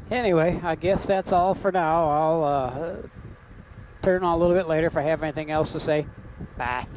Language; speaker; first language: English; native; English